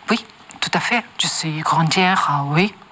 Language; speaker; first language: French; non-native, learner; Japanese